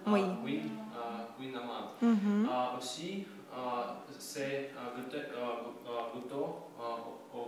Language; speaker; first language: French; non-native, learner; Russian